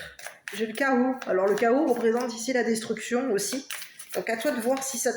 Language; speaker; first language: French; native; French